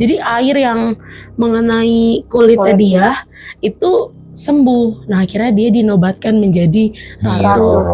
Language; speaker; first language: Indonesian; native; Indonesian